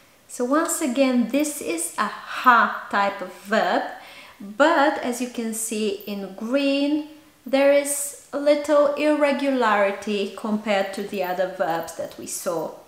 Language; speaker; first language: English; non-native, fluent; Bulgarian